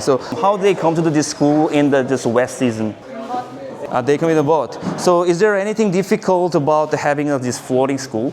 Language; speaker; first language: English; non-native, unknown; Korean